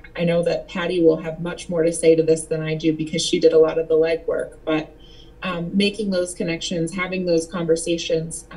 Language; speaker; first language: English; native; English